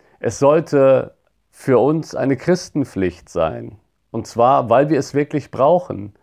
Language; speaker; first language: German; native; German